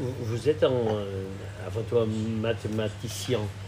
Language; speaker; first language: French; non-native, fluent; Portuguese